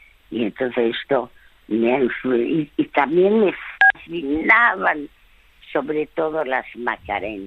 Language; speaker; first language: Spanish; early bilingual, other home language; French